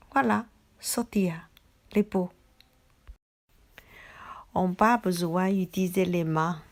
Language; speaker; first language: French; non-native, learner; Chinese